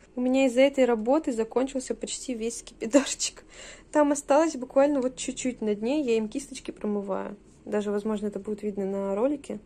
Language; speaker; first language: Russian; native; Russian